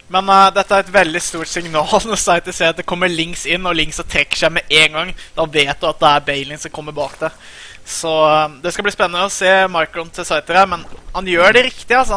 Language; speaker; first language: Norwegian; native; Norwegian